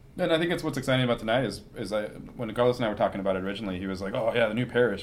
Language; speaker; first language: English; native; English